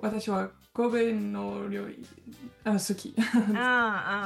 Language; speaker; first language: Japanese; non-native, learner; French